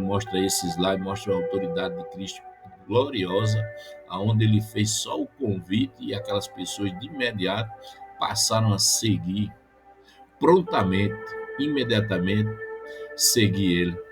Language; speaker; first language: Portuguese; native; Portuguese